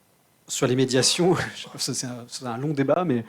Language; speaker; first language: French; native; French